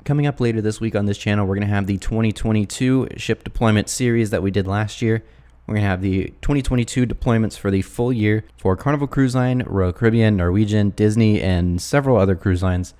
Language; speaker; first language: English; native; English